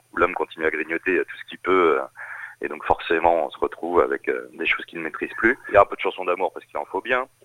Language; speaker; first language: French; native; French